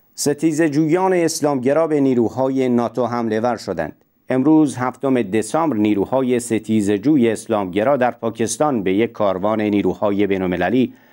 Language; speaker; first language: Persian; non-native, local second language; Central Kurdish